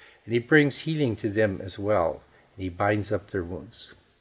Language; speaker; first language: English; native; English